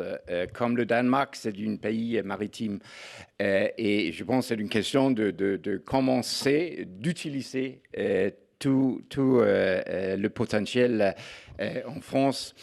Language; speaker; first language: French; non-native, fluent; Danish